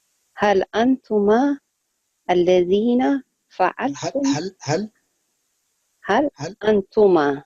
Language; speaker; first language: Arabic; non-native, learner; Tigrinya